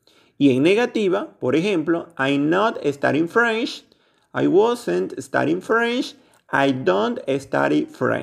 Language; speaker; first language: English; non-native, fluent; Spanish